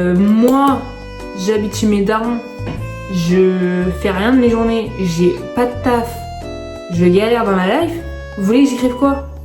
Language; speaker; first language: French; early bilingual, other home language; Arabic